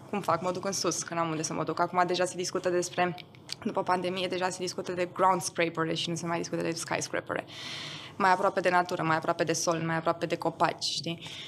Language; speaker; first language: Romanian; non-native, local second language; German